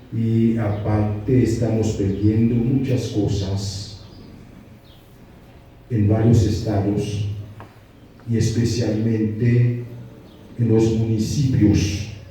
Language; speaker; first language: Spanish; non-native, fluent; Haitian Creole